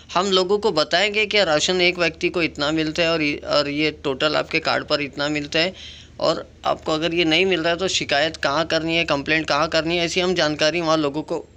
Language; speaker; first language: Hindi; non-native, local second language; Urdu